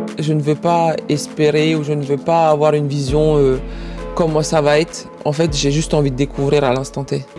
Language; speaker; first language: French; early bilingual, other home language; Croatian